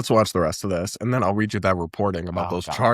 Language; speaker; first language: English; native; English